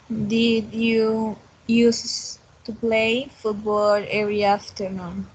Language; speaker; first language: English; non-native, learner; Spanish